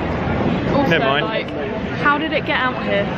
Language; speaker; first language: English; native; English